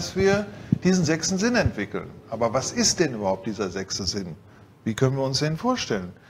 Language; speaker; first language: German; native; German